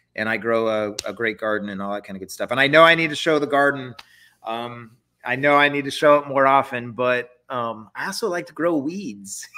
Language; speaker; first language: English; native; English